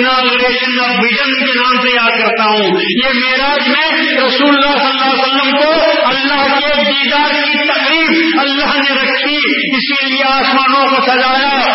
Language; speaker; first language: Urdu; native; Urdu